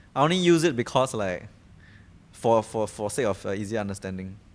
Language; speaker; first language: English; native; English